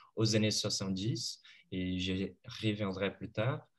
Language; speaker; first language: French; non-native, fluent; Portuguese